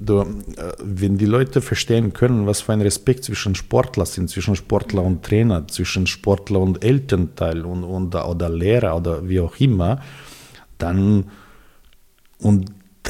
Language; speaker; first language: German; non-native, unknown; Serbian